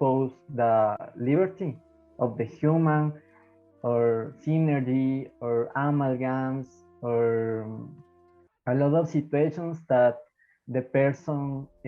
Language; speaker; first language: English; non-native, learner; Spanish